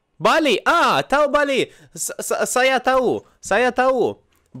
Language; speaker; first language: Indonesian; non-native, learner; Russian